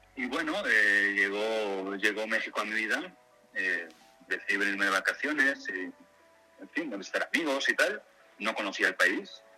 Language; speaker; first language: Spanish; native; Spanish